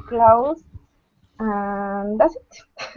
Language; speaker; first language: English; non-native, learner; Spanish